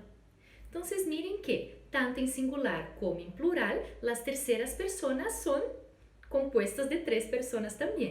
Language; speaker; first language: Spanish; non-native, fluent; Portuguese